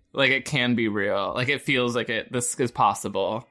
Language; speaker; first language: English; native; English